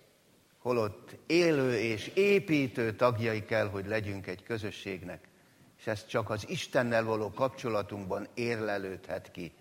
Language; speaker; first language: Hungarian; native; Hungarian